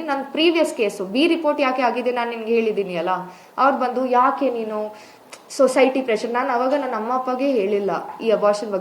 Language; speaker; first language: Kannada; non-native, local second language; Kodava